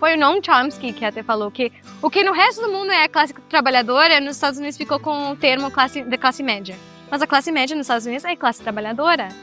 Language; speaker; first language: Portuguese; non-native, fluent; Spanish